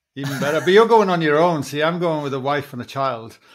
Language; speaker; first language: English; native; English